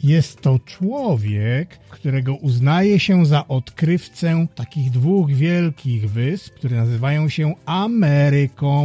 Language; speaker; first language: Polish; native; Polish